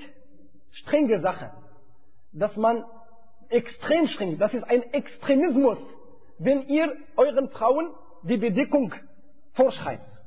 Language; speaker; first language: German; non-native, fluent; Arabic